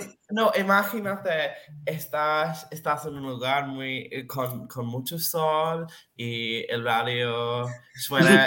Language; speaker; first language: Spanish; non-native, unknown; English